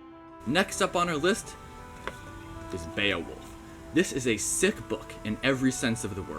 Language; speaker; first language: English; native; English